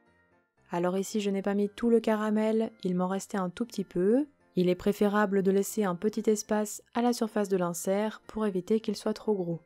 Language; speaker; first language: French; native; French